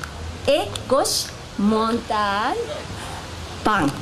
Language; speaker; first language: French; non-native, learner; Japanese